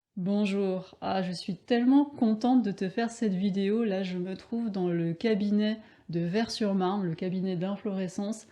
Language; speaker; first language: French; native; French